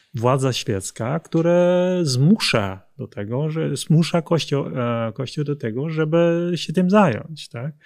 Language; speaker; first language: Polish; non-native, fluent; Dutch